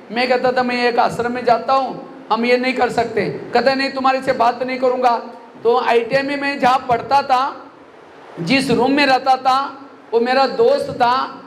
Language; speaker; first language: Hindi; non-native, local second language; Marathi